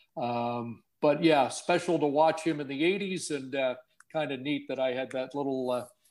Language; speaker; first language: English; native; English